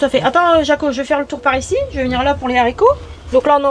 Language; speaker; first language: French; native; French